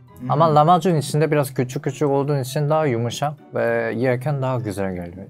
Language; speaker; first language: Turkish; non-native, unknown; Korean